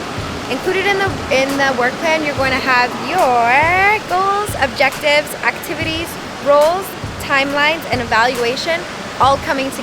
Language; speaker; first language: English; native; English